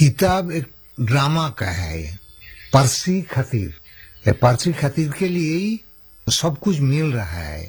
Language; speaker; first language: Hindi; non-native, local second language; Santali